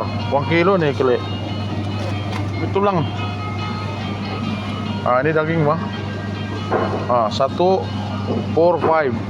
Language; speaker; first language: Indonesian; non-native, learner; Filipino